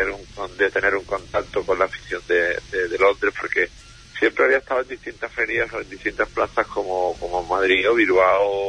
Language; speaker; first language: Spanish; native; Spanish